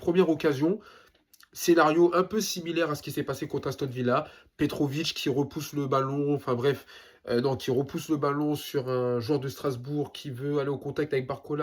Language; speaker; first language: French; native; French